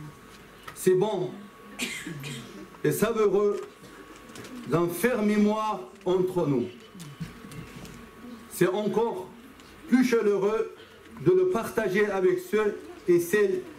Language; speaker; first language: French; non-native, fluent; Chechen